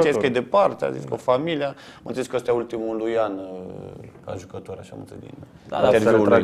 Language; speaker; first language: Romanian; native; Romanian